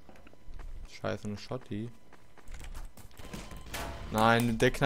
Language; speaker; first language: German; native; German